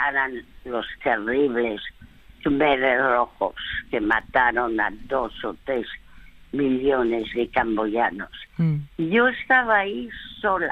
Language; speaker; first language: Spanish; early bilingual, other home language; French